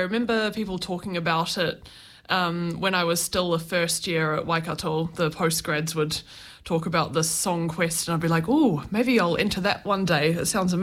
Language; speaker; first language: English; native; English